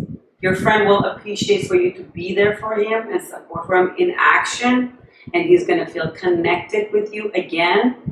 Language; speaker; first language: English; non-native, fluent; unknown